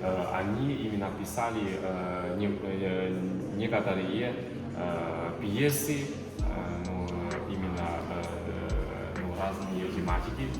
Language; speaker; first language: Russian; non-native, learner; Chinese